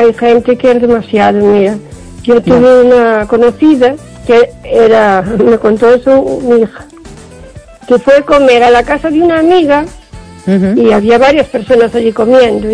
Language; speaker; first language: Spanish; native; Spanish